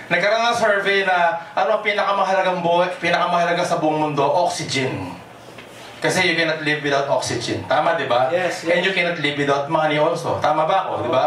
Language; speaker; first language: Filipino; non-native, local second language; Cebuano